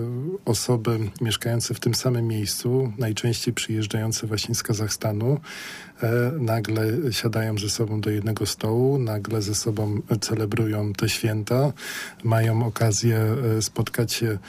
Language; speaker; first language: Polish; native; Polish